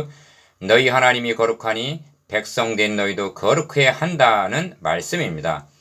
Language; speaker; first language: Korean; native; Korean